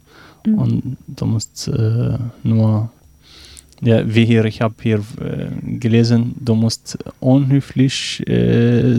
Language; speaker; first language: German; non-native, learner; Arabic